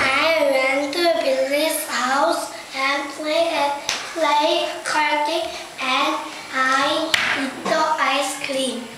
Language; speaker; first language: English; non-native, learner; Korean